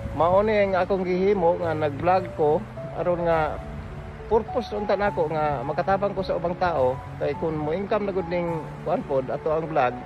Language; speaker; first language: Cebuano; native; Cebuano